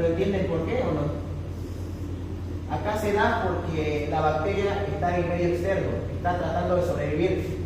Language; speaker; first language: Spanish; native; Spanish